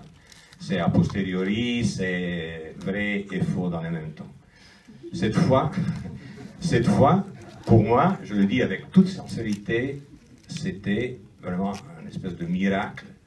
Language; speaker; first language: French; non-native, fluent; Italian